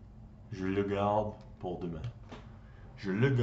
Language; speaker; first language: French; non-native, learner; English